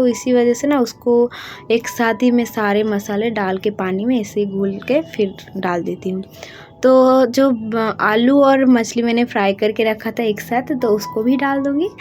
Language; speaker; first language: Hindi; non-native, local second language; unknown